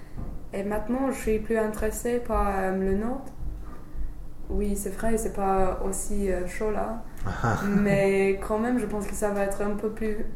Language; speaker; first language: French; non-native, fluent; English